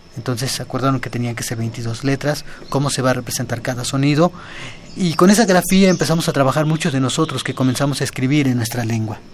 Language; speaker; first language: Spanish; non-native, local second language; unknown